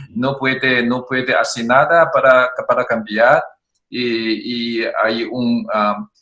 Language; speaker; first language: Spanish; non-native, learner; Chinese